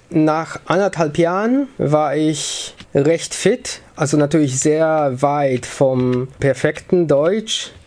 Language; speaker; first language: German; early bilingual, other home language; Polish